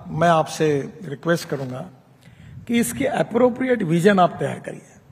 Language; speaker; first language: Hindi; non-native, local second language; Marathi